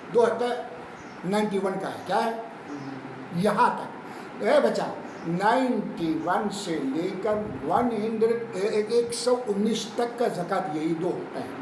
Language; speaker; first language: Urdu; non-native, local second language; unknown